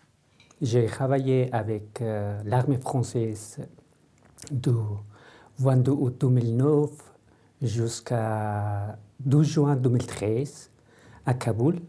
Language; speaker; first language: French; non-native, fluent; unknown